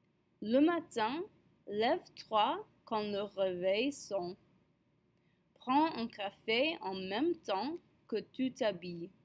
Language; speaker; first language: French; non-native, fluent; English